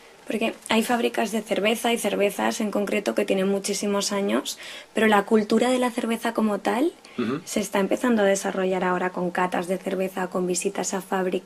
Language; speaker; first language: Spanish; native; Spanish